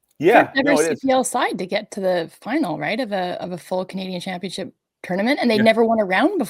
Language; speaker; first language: English; native; English